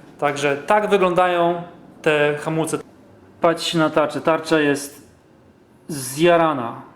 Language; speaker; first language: Polish; early bilingual, heritage; Polish